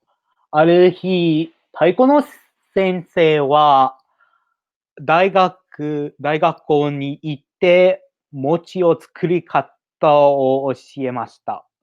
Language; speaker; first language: Japanese; non-native, learner; English